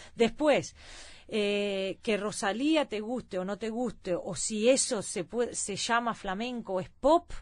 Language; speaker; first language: Spanish; early bilingual, heritage; Swedish